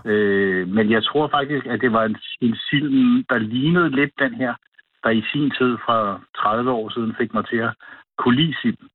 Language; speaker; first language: Danish; native; Danish